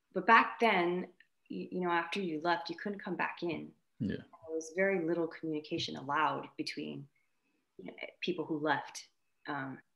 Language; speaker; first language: English; native; English